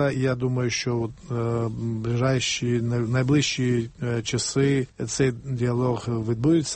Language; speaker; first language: Ukrainian; non-native, fluent; Georgian